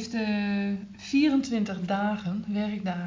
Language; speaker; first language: Dutch; native; Dutch